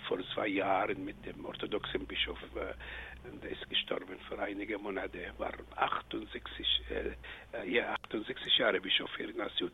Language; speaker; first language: German; non-native, fluent; Arabic